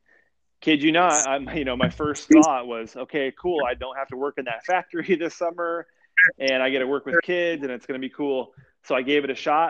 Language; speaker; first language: English; native; English